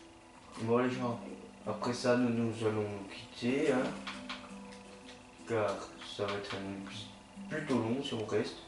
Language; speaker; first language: French; native; French